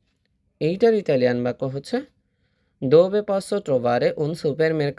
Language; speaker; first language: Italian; non-native, fluent; Bangla